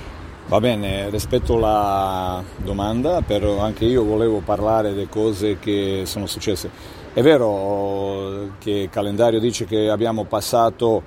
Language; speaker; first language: Italian; non-native, fluent; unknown